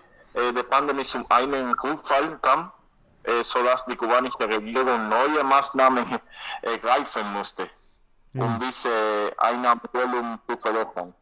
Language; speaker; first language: German; non-native, learner; Spanish